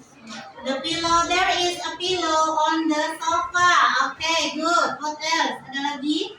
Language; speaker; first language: English; non-native, learner; Indonesian